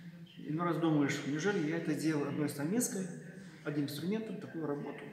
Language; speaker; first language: Russian; native; Russian